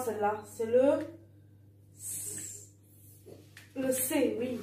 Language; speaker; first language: French; native; French